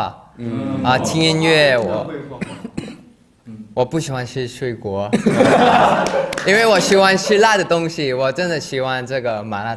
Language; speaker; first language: Chinese; non-native, learner; Thai